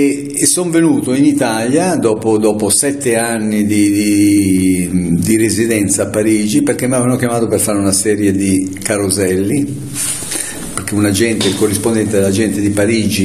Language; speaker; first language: Italian; native; Italian